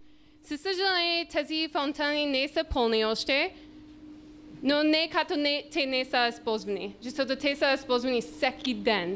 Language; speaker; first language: Bulgarian; non-native, learner; English